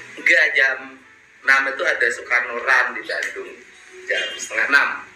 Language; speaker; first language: Indonesian; non-native, local second language; Sundanese